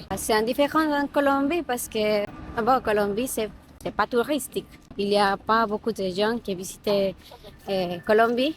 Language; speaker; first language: French; non-native, learner; Spanish